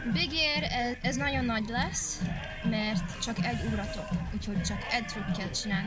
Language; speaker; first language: Hungarian; early bilingual, heritage; English